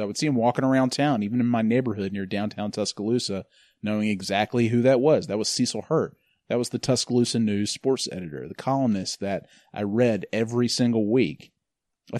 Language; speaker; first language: English; native; English